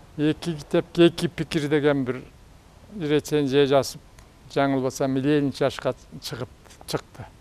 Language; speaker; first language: Kyrgyz; native; Kyrgyz